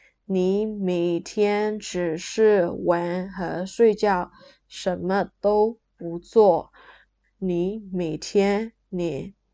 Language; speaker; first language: Chinese; non-native, fluent; Burmese